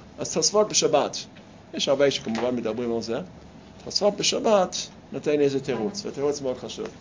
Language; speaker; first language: Hebrew; non-native, fluent; English